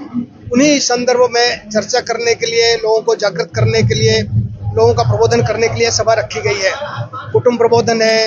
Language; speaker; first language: Hindi; non-native, local second language; Gujarati